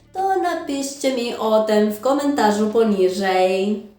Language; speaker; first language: Polish; non-native, fluent; Spanish